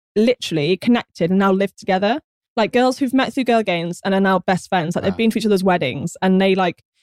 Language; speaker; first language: English; native; English